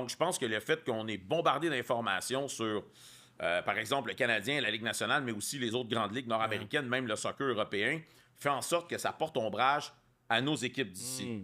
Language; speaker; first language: French; native; French